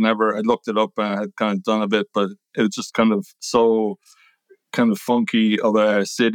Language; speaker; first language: English; native; English